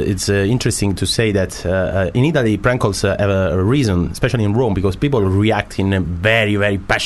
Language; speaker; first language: English; non-native, fluent; Italian